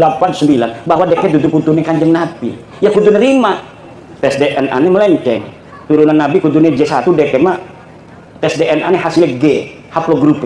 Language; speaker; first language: Indonesian; non-native, local second language; Javanese